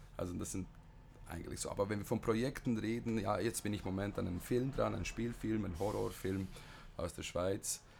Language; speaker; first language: German; early bilingual, other home language; Bosnian